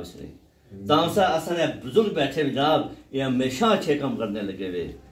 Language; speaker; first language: Urdu; non-native, local second language; Punjabi